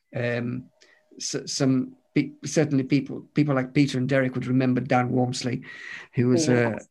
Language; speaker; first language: English; non-native, fluent; Romanian